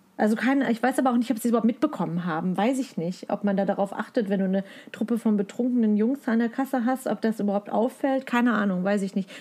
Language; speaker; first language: German; native; German